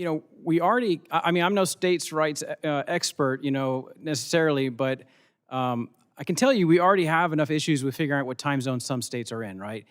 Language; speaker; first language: English; native; English